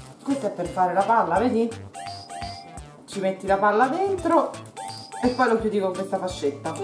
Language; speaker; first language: Italian; native; Italian